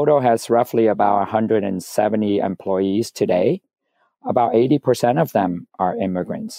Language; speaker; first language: English; non-native, fluent; Vietnamese